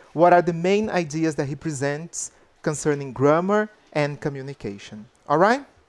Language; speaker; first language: English; non-native, fluent; Portuguese